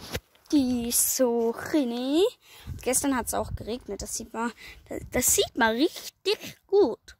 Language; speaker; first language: German; native; German